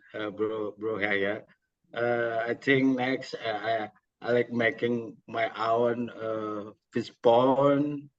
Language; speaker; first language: English; non-native, learner; Indonesian